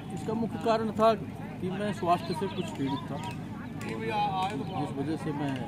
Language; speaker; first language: Hindi; native; Hindi